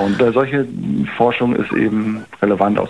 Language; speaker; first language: German; native; German